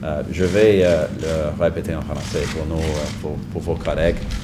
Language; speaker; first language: French; non-native, fluent; English